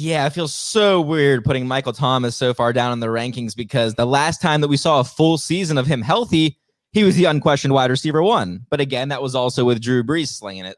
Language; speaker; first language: English; native; English